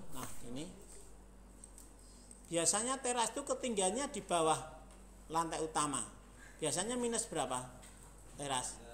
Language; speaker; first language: Indonesian; native; Indonesian